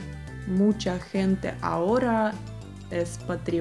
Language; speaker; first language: Spanish; non-native, fluent; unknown